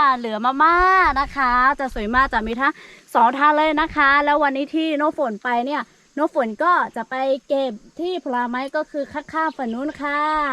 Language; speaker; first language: Thai; non-native, local second language; Lahu